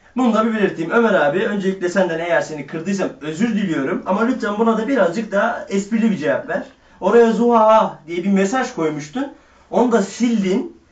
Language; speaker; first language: Turkish; early bilingual, heritage; Turkish